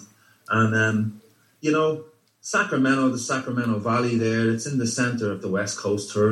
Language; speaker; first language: English; native; English